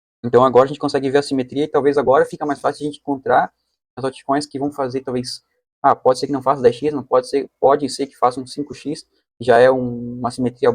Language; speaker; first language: Portuguese; native; Portuguese